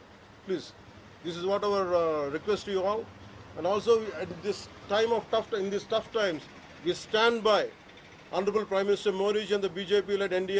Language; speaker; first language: English; non-native, local second language; Telugu